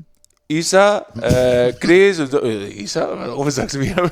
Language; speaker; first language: German; non-native, learner; Spanish